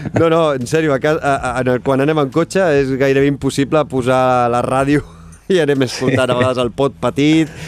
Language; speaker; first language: Catalan; native; Catalan